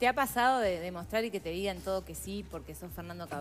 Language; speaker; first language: Spanish; native; Spanish